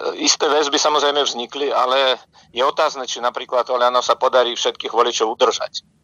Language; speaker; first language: Slovak; non-native, fluent; Russian